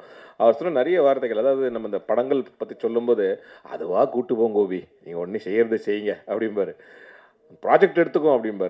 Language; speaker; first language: Tamil; native; Tamil